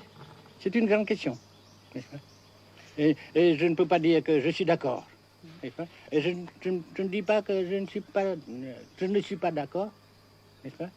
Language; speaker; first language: French; non-native, local second language; Vietnamese